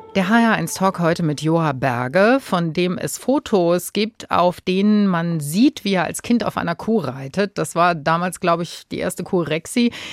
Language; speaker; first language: German; native; German